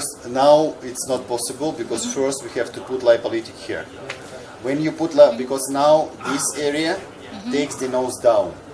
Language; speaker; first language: English; non-native, fluent; Russian